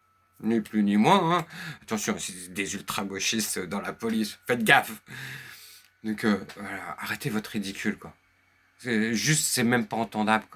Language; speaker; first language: French; native; French